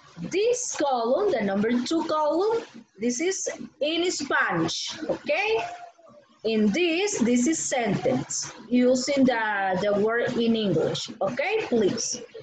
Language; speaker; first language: English; non-native, learner; Spanish